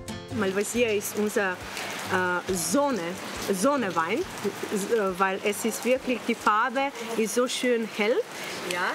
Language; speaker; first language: German; non-native, learner; Slovenian